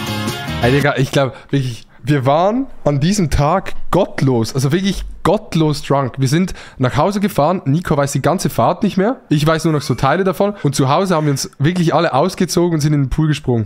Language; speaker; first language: German; native; German